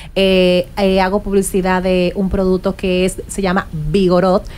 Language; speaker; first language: Spanish; native; Spanish